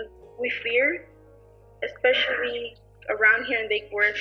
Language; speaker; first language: English; early bilingual, other home language; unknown